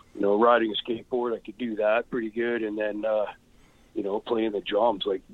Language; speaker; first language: English; native; English